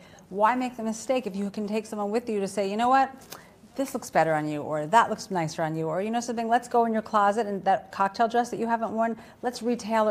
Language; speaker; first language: English; native; English